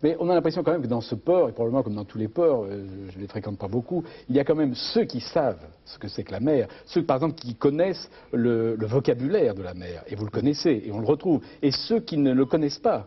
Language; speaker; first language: French; native; French